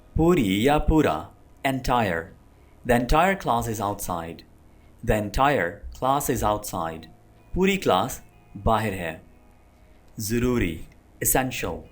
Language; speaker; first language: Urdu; non-native, local second language; Punjabi